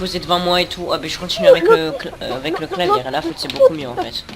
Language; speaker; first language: French; native; French